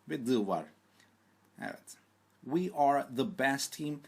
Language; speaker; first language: English; non-native, fluent; Turkish